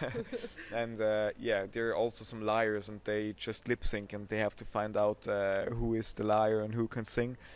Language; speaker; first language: English; non-native, fluent; Swiss German